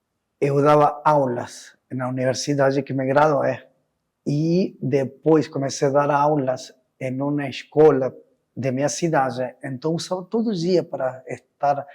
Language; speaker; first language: Portuguese; non-native, fluent; Spanish